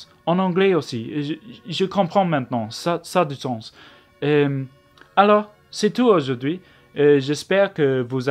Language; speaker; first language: French; non-native, learner; English